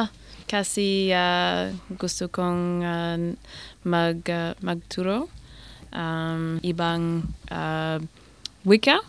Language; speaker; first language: Filipino; non-native, learner; English